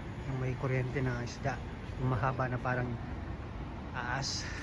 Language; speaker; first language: Filipino; native; Filipino